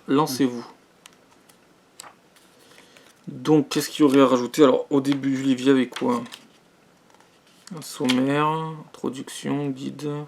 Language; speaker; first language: French; native; French